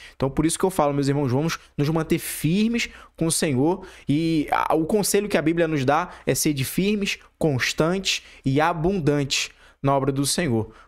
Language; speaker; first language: Portuguese; native; Portuguese